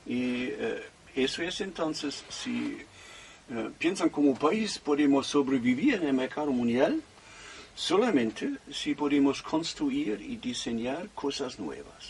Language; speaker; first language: Spanish; non-native, fluent; German